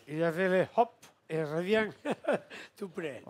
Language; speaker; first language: French; non-native, fluent; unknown